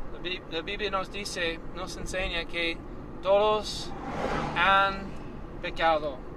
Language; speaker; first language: Spanish; non-native, learner; English